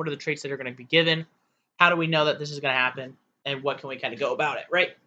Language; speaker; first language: English; native; English